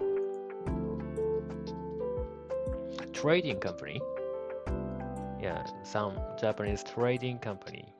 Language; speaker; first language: English; non-native, learner; Japanese